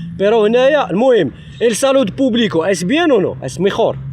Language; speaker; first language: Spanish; non-native, learner; Arabic